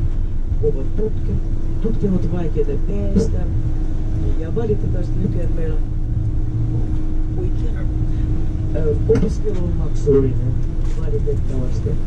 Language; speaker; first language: Finnish; non-native, fluent; Russian